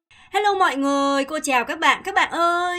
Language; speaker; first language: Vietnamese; non-native, fluent; Korean